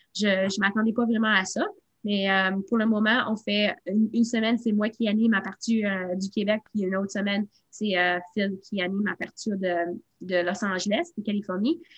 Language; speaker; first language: French; non-native, local second language; English